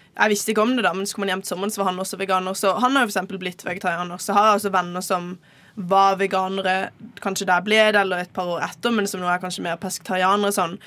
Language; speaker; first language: Norwegian; native; Norwegian